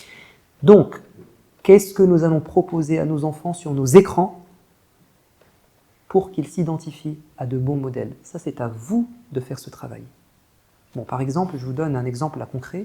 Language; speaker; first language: French; native; French